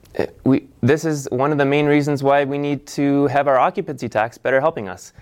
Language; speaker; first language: English; native; English